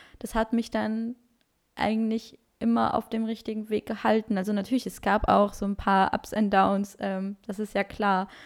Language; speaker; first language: German; non-native, local second language; Luxembourgish